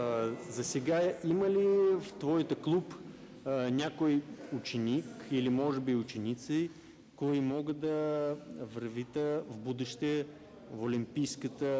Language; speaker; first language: Bulgarian; non-native, learner; Russian